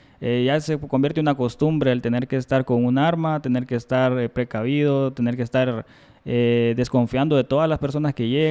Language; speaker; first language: Spanish; native; Spanish